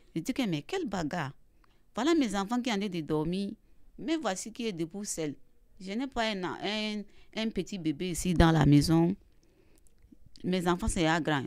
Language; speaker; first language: French; non-native, learner; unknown